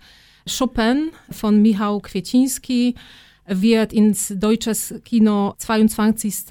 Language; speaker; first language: German; non-native, fluent; Polish